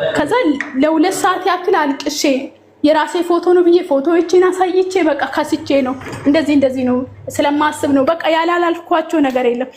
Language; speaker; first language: Amharic; native; Amharic